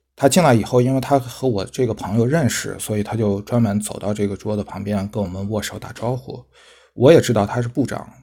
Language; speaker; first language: Chinese; native; Chinese